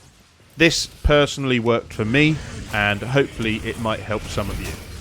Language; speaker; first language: English; native; English